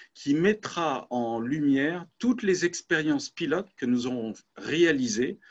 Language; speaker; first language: French; native; French